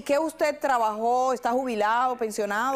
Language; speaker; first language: Spanish; native; Spanish